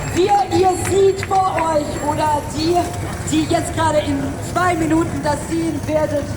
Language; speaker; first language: German; non-native, learner; Ukrainian